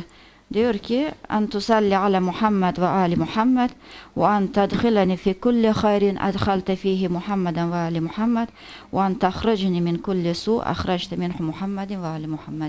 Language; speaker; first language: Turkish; non-native, fluent; Persian